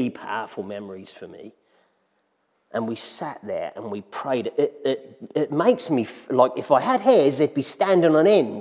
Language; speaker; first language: English; native; English